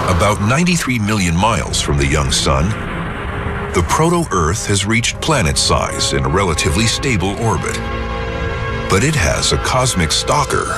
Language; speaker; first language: English; native; English